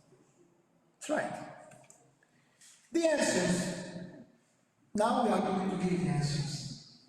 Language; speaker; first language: English; non-native, learner; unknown